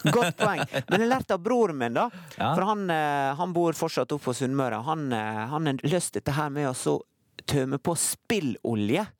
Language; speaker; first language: Norwegian; native; Norwegian